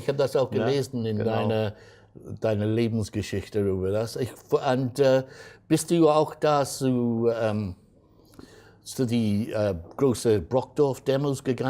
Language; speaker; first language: German; non-native, fluent; English